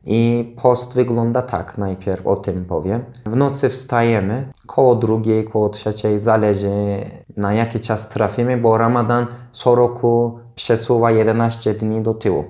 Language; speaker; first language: Polish; non-native, fluent; Turkish